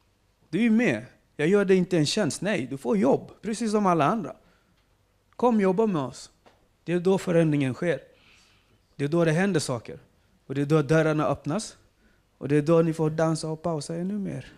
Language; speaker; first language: Swedish; non-native, fluent; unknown